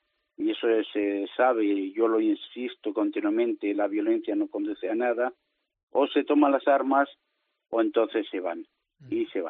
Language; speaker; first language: Spanish; native; Spanish